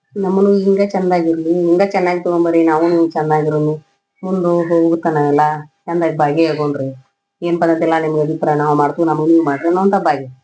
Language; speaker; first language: Kannada; native; Kannada